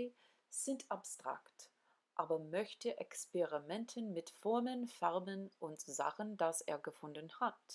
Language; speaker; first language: German; non-native, learner; English